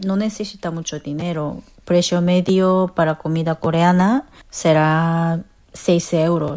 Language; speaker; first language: Spanish; non-native, fluent; Korean